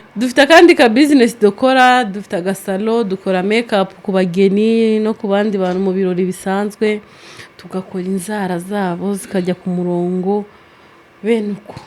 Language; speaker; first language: Kinyarwanda; native; Kinyarwanda